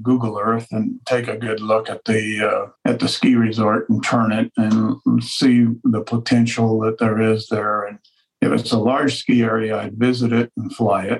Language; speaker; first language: English; native; English